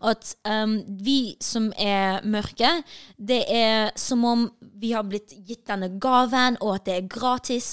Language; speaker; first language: Norwegian; early bilingual, other home language; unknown